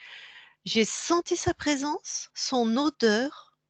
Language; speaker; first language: French; native; French